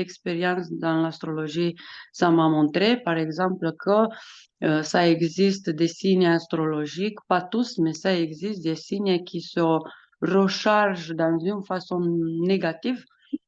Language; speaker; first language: French; non-native, fluent; Romanian